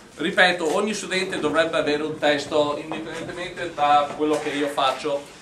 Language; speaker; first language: Italian; non-native, fluent; English